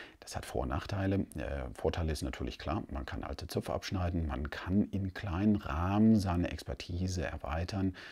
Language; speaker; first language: German; native; German